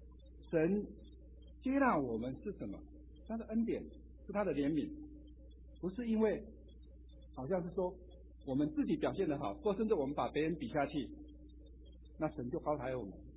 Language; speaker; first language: Chinese; native; Chinese